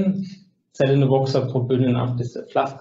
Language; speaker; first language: Norwegian; non-native, fluent; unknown